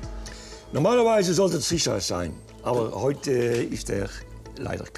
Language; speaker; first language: German; non-native, fluent; Dutch